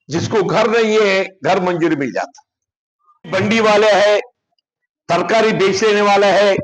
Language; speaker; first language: Hindi; non-native, local second language; Telugu